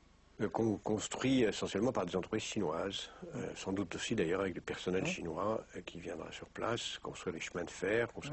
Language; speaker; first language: French; native; French